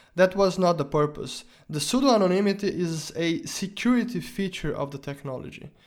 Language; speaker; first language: English; non-native, fluent; Portuguese